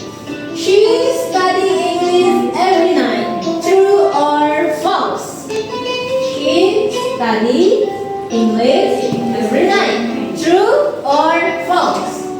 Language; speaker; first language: English; non-native, learner; Indonesian